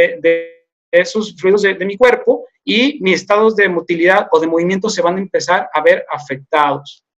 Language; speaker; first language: Spanish; native; Spanish